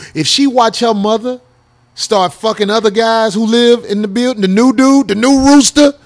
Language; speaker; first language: English; native; English